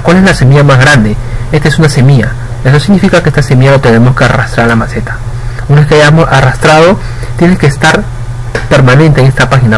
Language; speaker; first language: Spanish; native; Spanish